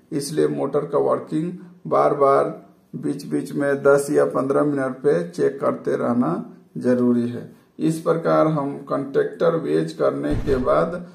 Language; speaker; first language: Hindi; native; Hindi